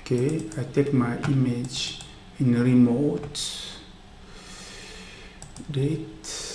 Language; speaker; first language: English; non-native, learner; French